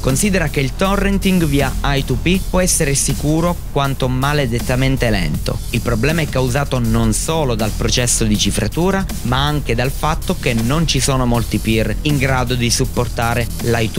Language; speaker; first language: Italian; native; Italian